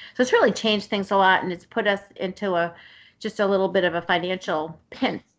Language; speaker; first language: English; native; English